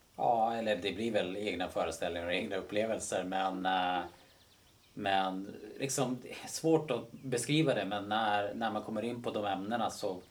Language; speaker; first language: Swedish; early bilingual, other home language; Bosnian